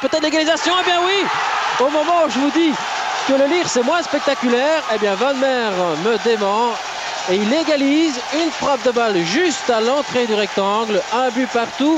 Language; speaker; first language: French; native; French